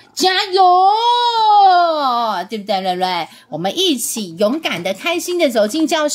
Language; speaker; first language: Chinese; native; Chinese